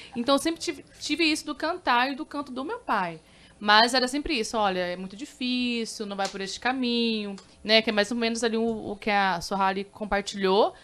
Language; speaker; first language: Portuguese; native; Portuguese